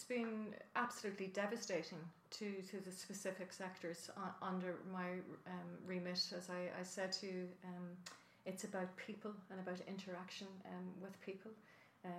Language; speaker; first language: English; native; English